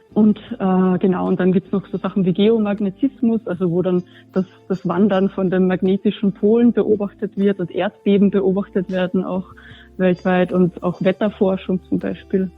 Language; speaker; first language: German; native; German